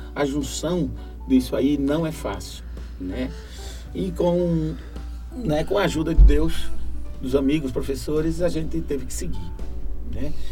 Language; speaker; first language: Portuguese; native; Portuguese